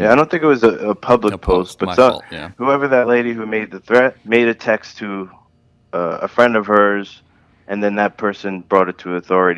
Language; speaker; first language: English; native; English